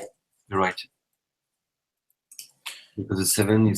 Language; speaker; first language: English; non-native, learner; French